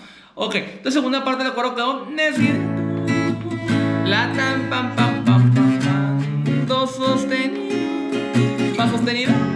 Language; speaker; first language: Spanish; native; Spanish